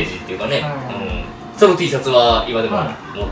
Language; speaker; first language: Japanese; native; Japanese